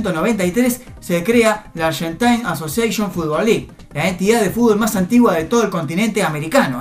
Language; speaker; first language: Spanish; native; Spanish